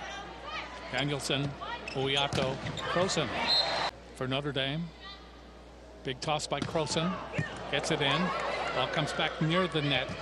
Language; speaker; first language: English; native; English